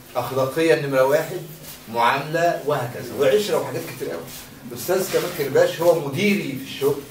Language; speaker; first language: Egyptian Arabic; native; Egyptian Arabic